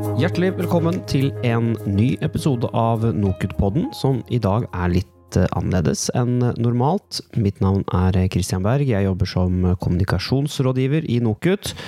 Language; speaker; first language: Norwegian; native; Norwegian